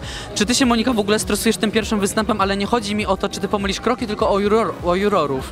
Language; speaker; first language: Polish; native; Polish